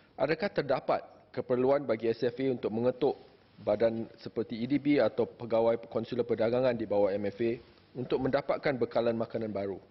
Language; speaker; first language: Malay; native; Malay